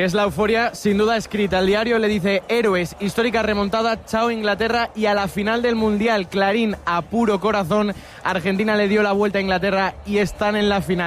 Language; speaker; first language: Spanish; native; Spanish